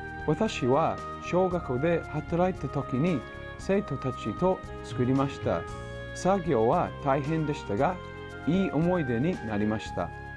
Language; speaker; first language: Japanese; non-native, fluent; English